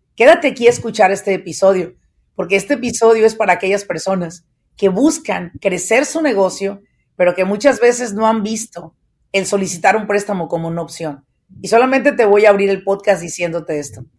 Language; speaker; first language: Spanish; native; Spanish